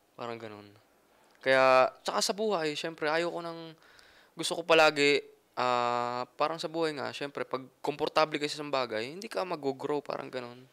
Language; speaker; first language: Filipino; native; Filipino